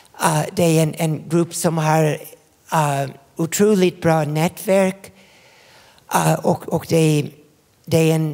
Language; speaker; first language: Swedish; non-native, fluent; English